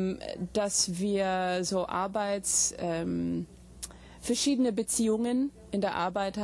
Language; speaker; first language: German; non-native, fluent; English